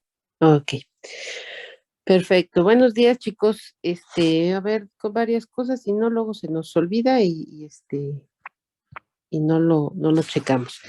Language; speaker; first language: Spanish; native; Spanish